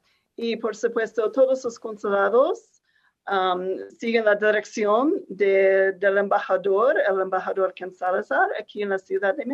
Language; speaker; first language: Spanish; non-native, fluent; English